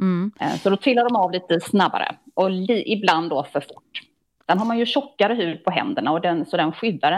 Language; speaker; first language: Swedish; native; Swedish